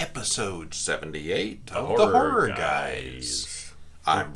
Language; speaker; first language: English; native; English